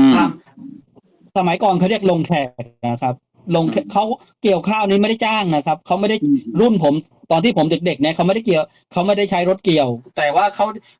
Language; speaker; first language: Thai; native; Thai